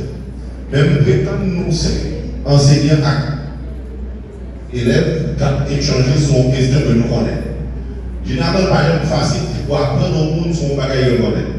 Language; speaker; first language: French; non-native, local second language; Haitian Creole